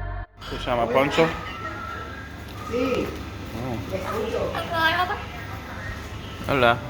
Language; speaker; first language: Spanish; non-native, learner; English